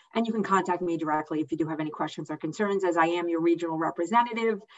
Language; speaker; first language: English; native; English